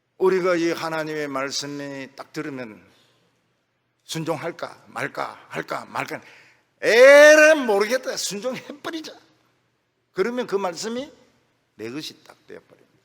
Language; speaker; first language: Korean; native; Korean